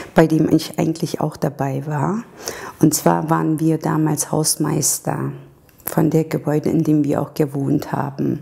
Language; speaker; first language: German; early bilingual, other home language; Turkish